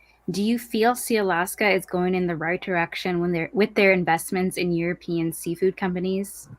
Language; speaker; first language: English; native; English